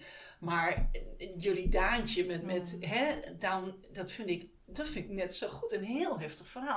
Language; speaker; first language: Dutch; native; Dutch